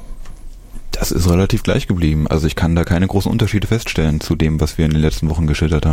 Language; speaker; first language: German; native; German